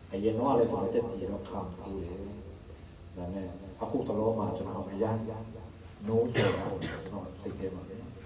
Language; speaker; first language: Burmese; non-native, local second language; Hakha Chin